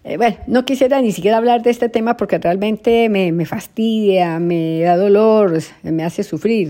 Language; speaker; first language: Spanish; native; Spanish